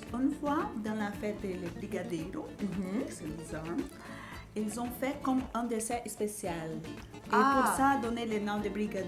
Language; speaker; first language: French; non-native, learner; Portuguese